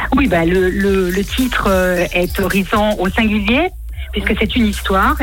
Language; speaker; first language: French; native; French